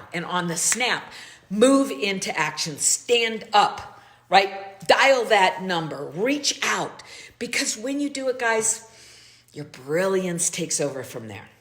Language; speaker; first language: English; native; English